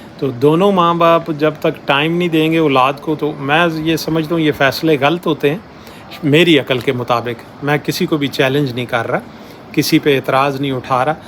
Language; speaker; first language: Urdu; non-native, local second language; Punjabi